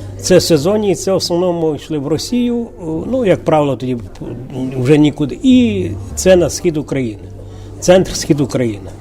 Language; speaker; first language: Ukrainian; native; Ukrainian